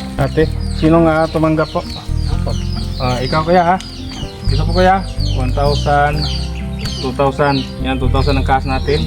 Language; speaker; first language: Filipino; non-native, local second language; Cebuano